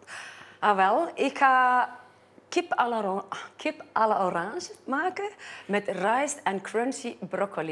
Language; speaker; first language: Dutch; non-native, fluent; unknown